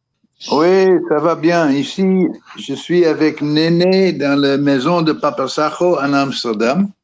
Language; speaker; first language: French; non-native, fluent; Dutch